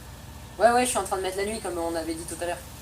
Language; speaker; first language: French; native; French